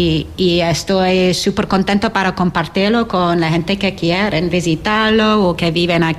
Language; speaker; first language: Spanish; non-native, learner; English